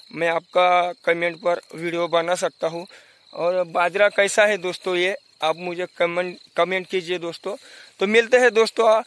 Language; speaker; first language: Hindi; non-native, local second language; Marathi